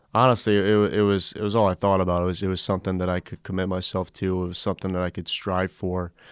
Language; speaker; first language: English; native; English